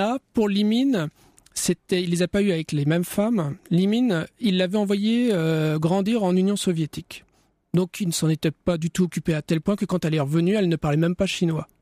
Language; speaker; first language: French; native; French